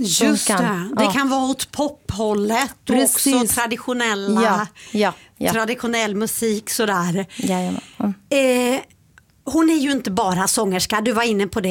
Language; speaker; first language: Swedish; native; Swedish